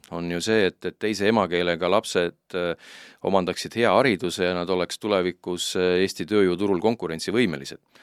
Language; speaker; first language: Estonian; native; Estonian